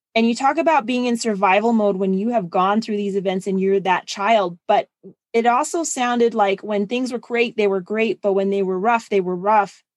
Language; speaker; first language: English; non-native, fluent; German